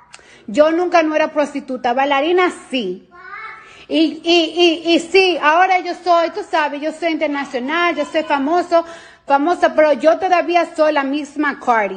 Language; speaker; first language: Spanish; early bilingual, heritage; English